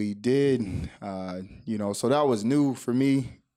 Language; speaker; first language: English; native; English